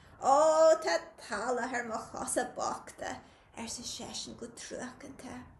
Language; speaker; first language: Irish; native; Irish